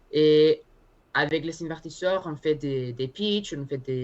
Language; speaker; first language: French; non-native, learner; Spanish